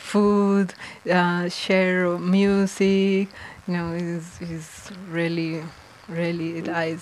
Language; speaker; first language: English; non-native, learner; Spanish